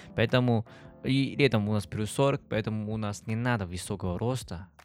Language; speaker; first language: Russian; non-native, learner; Chinese